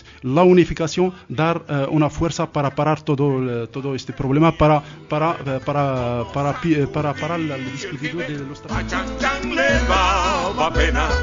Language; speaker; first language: Spanish; non-native, learner; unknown